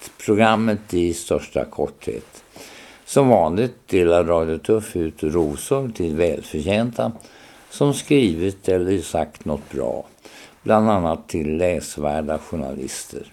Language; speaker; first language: Swedish; native; Swedish